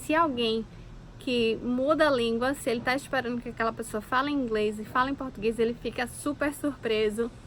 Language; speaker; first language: Portuguese; native; Portuguese